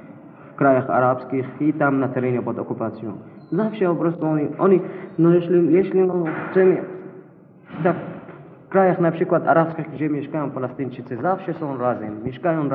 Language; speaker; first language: Polish; non-native, learner; Arabic